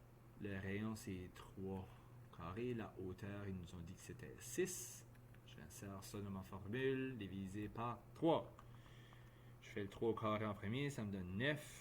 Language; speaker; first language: French; native; French